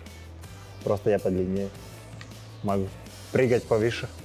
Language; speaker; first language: Russian; non-native, learner; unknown